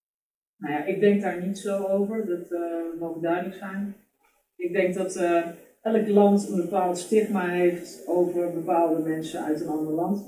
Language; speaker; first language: Dutch; native; Dutch